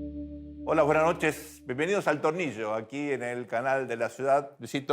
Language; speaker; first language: Spanish; native; Spanish